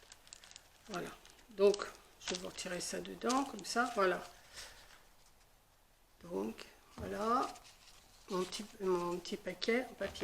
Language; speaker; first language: French; native; French